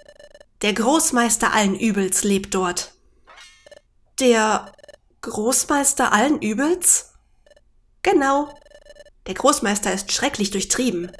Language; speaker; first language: German; native; German